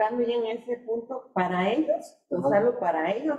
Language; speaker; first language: Spanish; native; Spanish